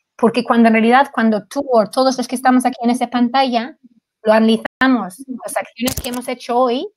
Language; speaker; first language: Spanish; non-native, fluent; English